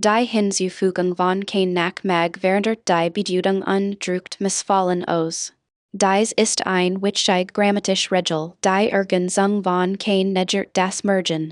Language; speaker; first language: German; non-native, fluent; English